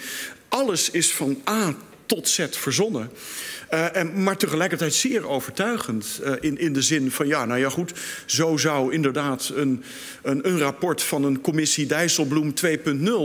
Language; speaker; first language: Dutch; native; Dutch